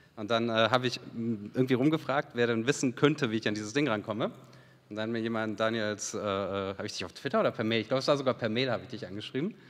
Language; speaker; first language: German; early bilingual, other home language; Serbian